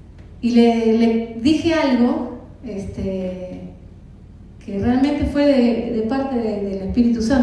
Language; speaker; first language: Spanish; native; Spanish